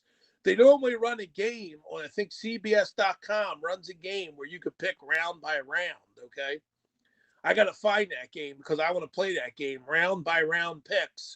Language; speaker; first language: English; native; English